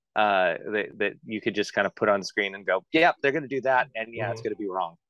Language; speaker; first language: English; native; English